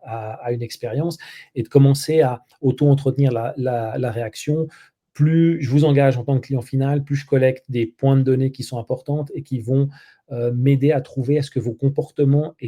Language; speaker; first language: French; native; French